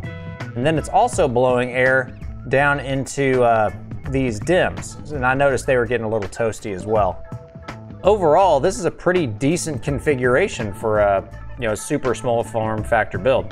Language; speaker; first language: English; native; English